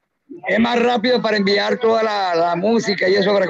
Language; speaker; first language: Spanish; native; Spanish